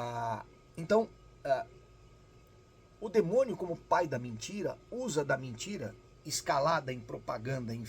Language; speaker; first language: Portuguese; native; Portuguese